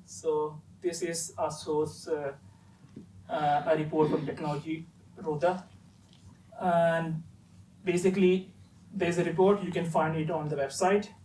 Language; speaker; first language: English; non-native, fluent; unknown